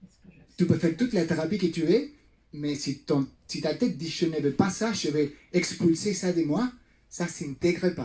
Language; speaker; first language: French; non-native, fluent; Spanish